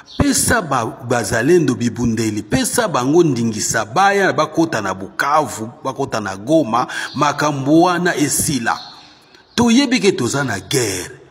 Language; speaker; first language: Lingala; non-native, local second language; Swahili